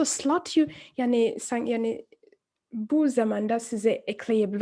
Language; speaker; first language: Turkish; non-native, fluent; English